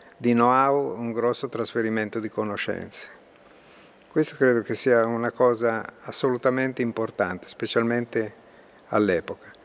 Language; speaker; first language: Italian; native; Italian